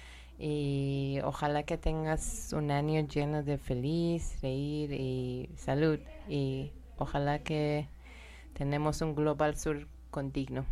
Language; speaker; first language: Spanish; non-native, learner; Persian